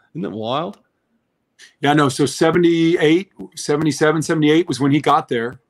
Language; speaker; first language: English; native; English